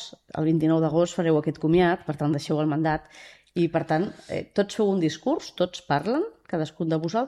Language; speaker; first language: Catalan; native; Catalan